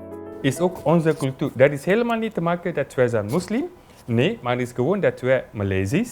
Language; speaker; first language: Dutch; non-native, fluent; Malay